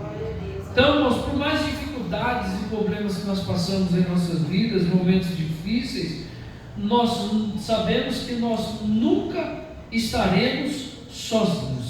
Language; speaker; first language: Portuguese; native; Portuguese